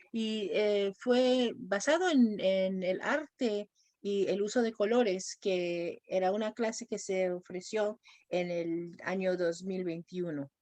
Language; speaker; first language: Spanish; non-native, fluent; English